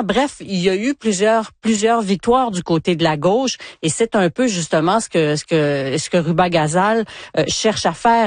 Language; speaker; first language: French; native; French